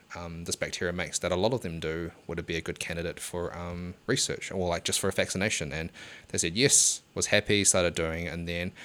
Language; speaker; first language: English; native; English